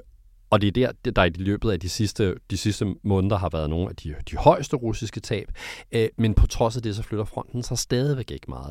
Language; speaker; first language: Danish; native; Danish